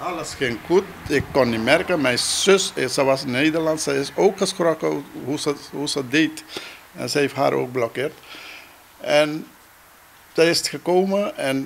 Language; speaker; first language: Dutch; non-native, local second language; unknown